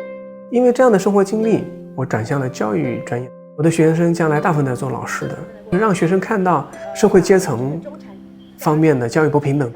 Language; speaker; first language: Chinese; native; Chinese